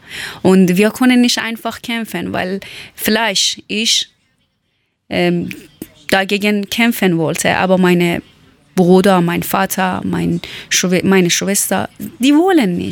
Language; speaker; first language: German; non-native, learner; Persian